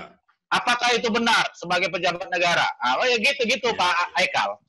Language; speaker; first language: Indonesian; native; Indonesian